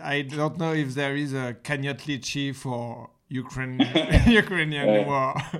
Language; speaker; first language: English; non-native, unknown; French